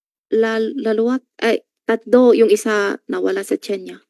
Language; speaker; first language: Filipino; non-native, learner; Chinese